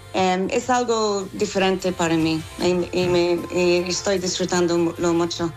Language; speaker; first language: Spanish; non-native, learner; English